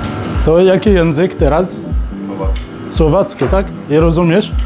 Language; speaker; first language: Polish; non-native, learner; English